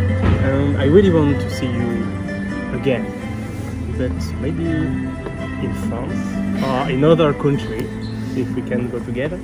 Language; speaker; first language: English; non-native, learner; French